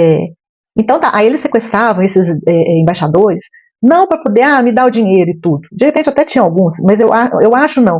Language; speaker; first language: Portuguese; native; Portuguese